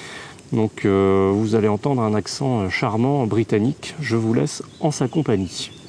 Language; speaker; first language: French; native; French